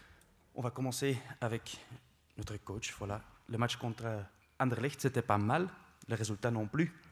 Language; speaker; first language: French; non-native, local second language; Dutch